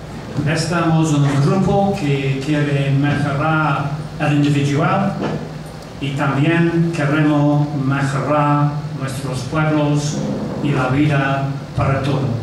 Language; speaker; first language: Spanish; non-native, fluent; English